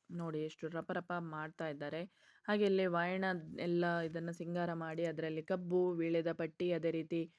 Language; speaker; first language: Kannada; non-native, local second language; Konkani